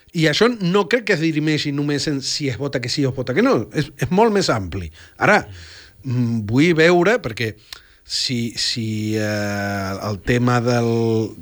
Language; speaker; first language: Catalan; non-native, fluent; Spanish